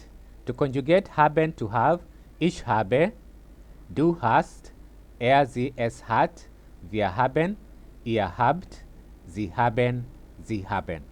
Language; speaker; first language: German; non-native, fluent; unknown